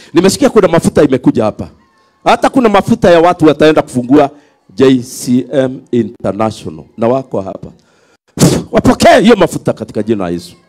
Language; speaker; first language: Swahili; non-native, local second language; Kikuyu